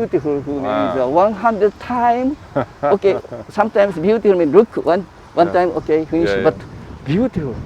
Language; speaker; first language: English; non-native, learner; Japanese